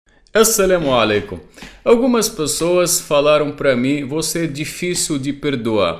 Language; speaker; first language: Portuguese; non-native, fluent; Arabic